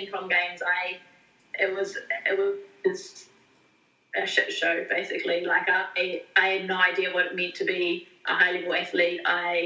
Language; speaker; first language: English; native; English